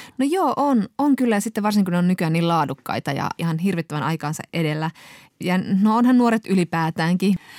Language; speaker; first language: Finnish; native; Finnish